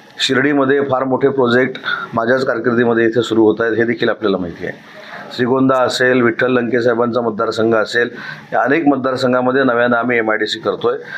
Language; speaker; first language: Marathi; native; Marathi